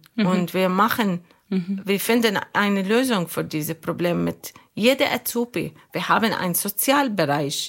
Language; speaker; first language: German; non-native, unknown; Arabic